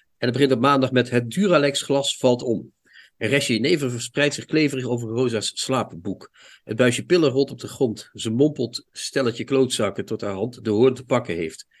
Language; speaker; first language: Dutch; native; Dutch